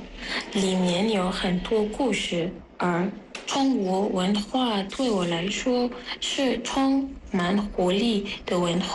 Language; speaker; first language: Chinese; non-native, learner; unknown